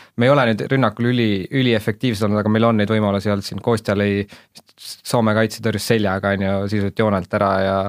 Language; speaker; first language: Estonian; native; Estonian